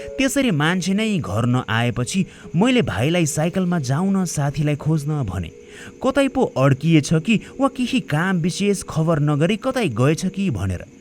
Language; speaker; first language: Nepali; native; Nepali